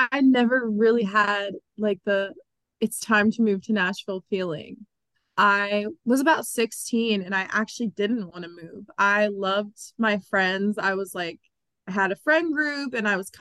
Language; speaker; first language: English; native; English